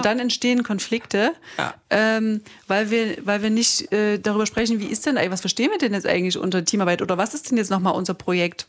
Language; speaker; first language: German; native; German